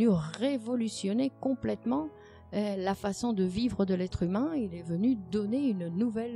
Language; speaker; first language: French; native; French